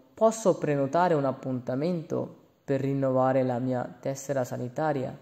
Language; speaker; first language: Italian; non-native, fluent; Bangla